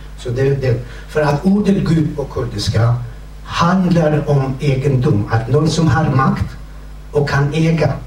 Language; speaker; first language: Swedish; non-native, fluent; Kurdish